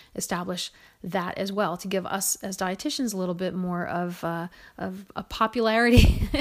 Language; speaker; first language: English; native; English